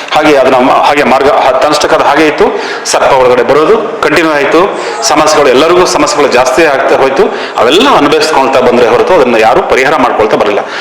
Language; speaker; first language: Kannada; native; Kannada